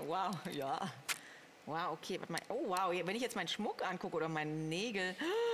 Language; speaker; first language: German; native; German